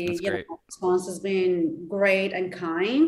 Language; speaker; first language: English; non-native, fluent; Persian